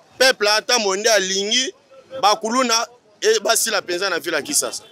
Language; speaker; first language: Lingala; native; Lingala